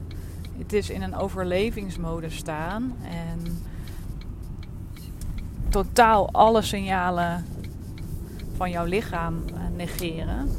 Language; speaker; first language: Dutch; native; Dutch